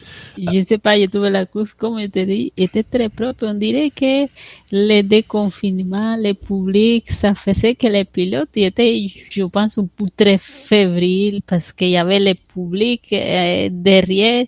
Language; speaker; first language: French; non-native, fluent; Spanish